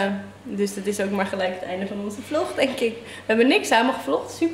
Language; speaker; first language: Dutch; native; Dutch